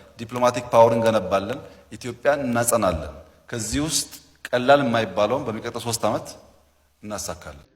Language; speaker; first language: Amharic; non-native, local second language; Oromo